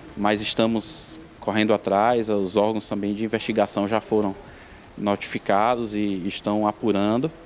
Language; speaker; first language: Portuguese; native; Portuguese